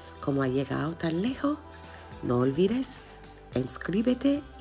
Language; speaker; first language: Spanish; non-native, learner; English